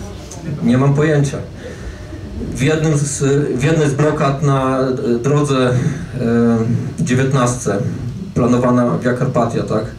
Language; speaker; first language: Polish; native; Polish